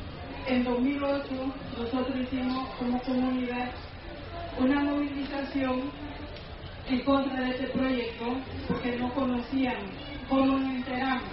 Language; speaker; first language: Spanish; non-native, local second language; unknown